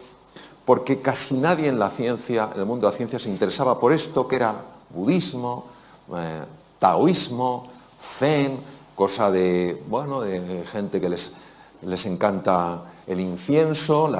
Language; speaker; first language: Spanish; native; Spanish